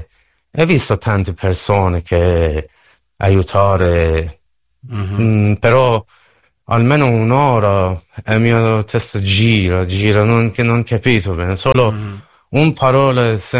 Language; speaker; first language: Italian; non-native, learner; Persian